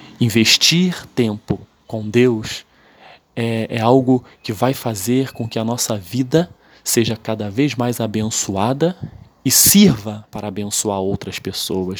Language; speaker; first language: Portuguese; native; Portuguese